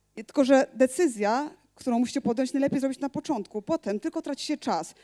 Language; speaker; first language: Polish; native; Polish